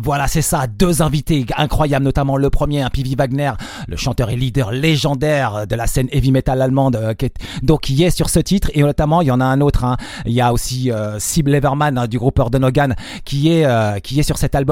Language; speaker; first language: French; native; French